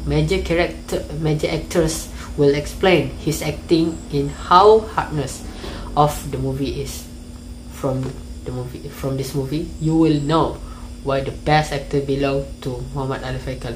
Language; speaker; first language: English; non-native, local second language; Malay